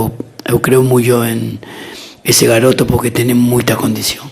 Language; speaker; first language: Portuguese; non-native, learner; Spanish